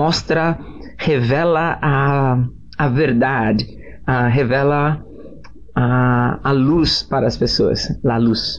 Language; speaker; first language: Spanish; non-native, learner; Portuguese